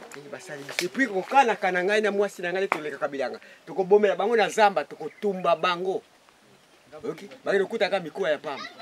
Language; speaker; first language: Lingala; non-native, local second language; Kongo